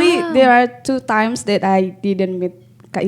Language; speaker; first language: English; non-native, learner; Indonesian